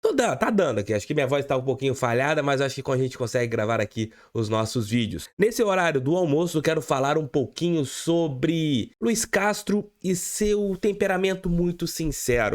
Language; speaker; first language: Portuguese; native; Portuguese